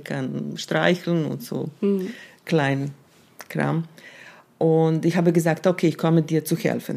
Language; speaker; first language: German; non-native, fluent; Serbian